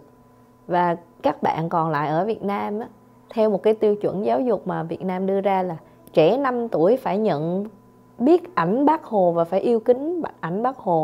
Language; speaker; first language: Vietnamese; native; Vietnamese